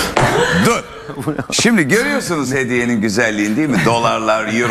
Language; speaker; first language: Turkish; native; Turkish